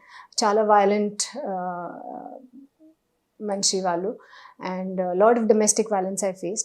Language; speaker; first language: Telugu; non-native, learner; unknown